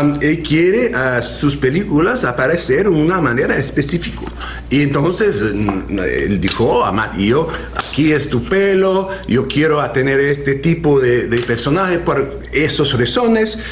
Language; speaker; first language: Spanish; non-native, learner; English